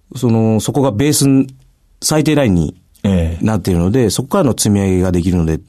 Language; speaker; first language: Japanese; native; Japanese